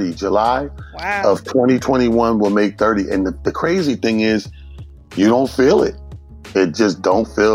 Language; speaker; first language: English; native; English